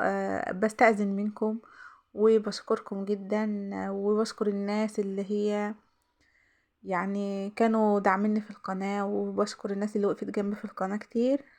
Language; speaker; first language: Arabic; native; Arabic